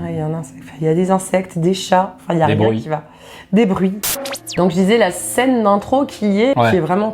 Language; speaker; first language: French; native; French